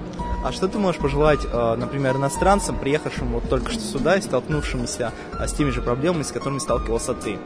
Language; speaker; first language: Russian; native; Russian